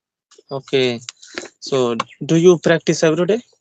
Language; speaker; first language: English; non-native, learner; Hindi